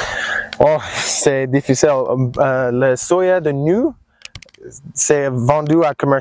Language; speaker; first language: French; non-native, learner; English